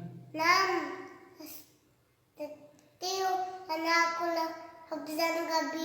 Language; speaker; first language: Arabic; non-native, learner; Urdu